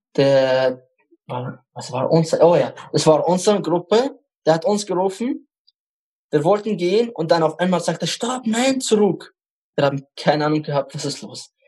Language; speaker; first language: German; non-native, fluent; Arabic